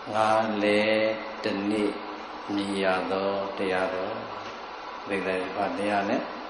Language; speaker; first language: Burmese; native; Burmese